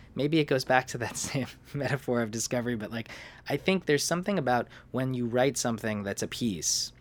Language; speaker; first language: English; native; English